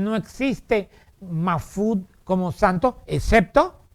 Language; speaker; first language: Spanish; native; Spanish